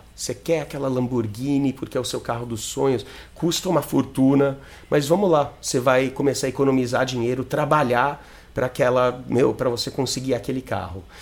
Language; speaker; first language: Portuguese; non-native, fluent; English